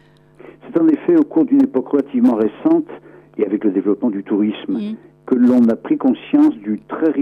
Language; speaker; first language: French; native; French